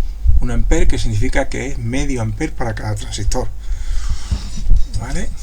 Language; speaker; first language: Spanish; native; Spanish